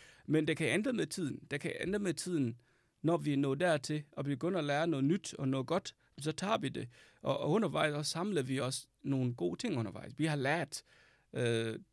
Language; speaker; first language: Danish; non-native, fluent; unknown